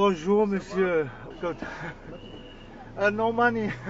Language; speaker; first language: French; non-native, learner; German